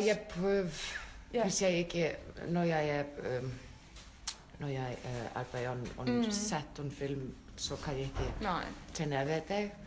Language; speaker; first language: Danish; non-native, learner; Icelandic